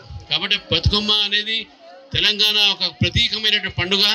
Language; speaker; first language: Telugu; native; Telugu